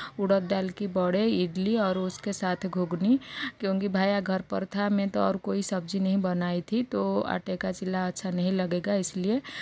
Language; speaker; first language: Hindi; native; Hindi